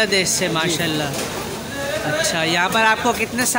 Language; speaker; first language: Hindi; native; Hindi